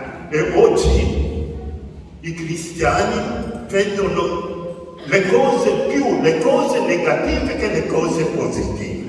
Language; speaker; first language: Italian; non-native, fluent; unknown